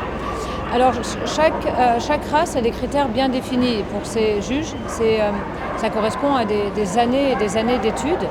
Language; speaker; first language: French; native; French